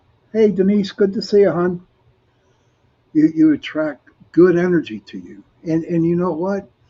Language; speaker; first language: English; native; English